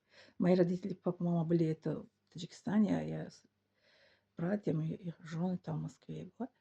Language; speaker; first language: Russian; non-native, local second language; Tajik